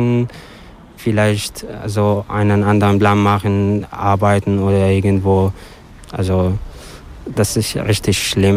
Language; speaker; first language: German; non-native, learner; Arabic